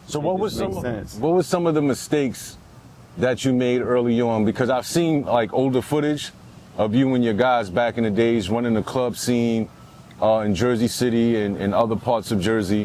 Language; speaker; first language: English; native; English